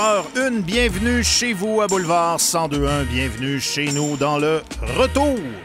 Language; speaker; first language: French; native; French